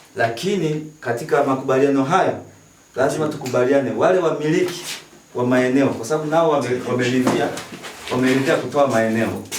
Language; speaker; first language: Swahili; native; Swahili